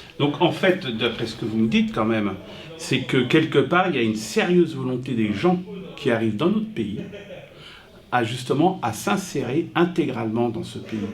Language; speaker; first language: French; native; French